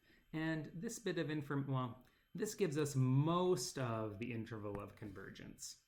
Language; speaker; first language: English; native; English